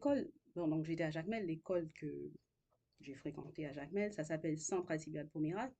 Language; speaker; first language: French; non-native, local second language; Haitian Creole